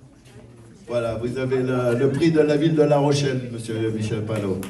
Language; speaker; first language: French; native; French